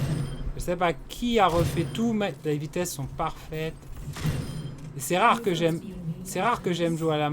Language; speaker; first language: French; native; French